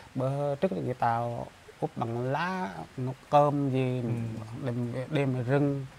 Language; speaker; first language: Vietnamese; non-native, local second language; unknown